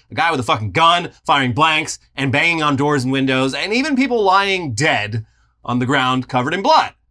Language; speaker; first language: English; native; English